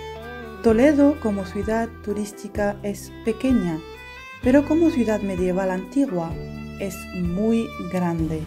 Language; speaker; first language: Spanish; non-native, fluent; Arabic